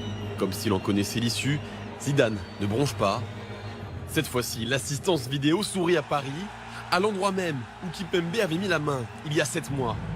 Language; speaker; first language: French; native; French